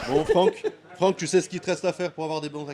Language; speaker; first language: French; native; French